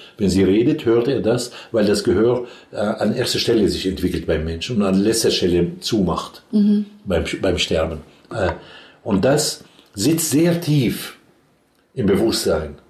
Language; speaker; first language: German; non-native, fluent; Arabic